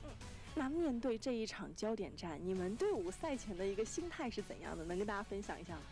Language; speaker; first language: Chinese; native; Chinese